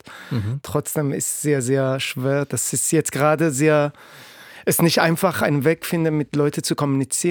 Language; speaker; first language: German; non-native, fluent; Persian